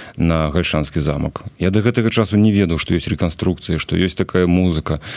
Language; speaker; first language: Belarusian; non-native, local second language; Russian